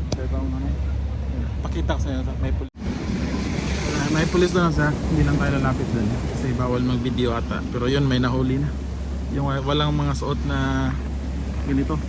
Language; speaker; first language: Filipino; non-native, local second language; Cebuano